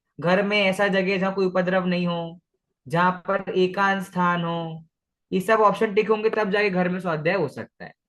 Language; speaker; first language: Hindi; non-native, local second language; Marathi